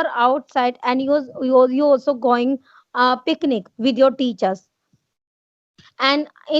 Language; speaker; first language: English; non-native, learner; Hindi